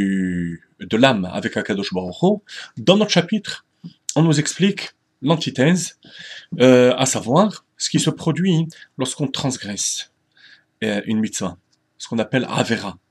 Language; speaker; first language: French; native; French